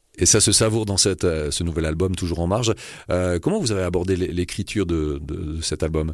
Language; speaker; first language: French; native; French